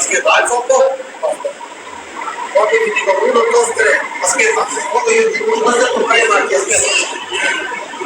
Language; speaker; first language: Italian; non-native, learner; Albanian